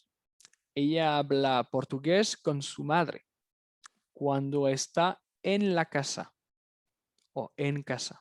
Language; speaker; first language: Spanish; native; Spanish